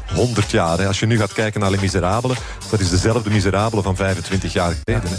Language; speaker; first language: Dutch; native; Dutch